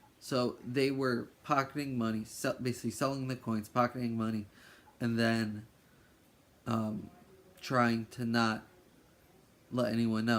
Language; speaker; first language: English; native; English